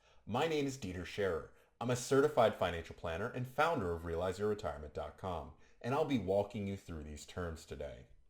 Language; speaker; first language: English; native; English